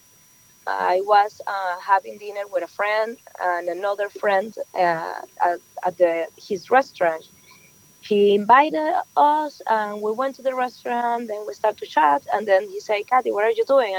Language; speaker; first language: English; non-native, learner; Spanish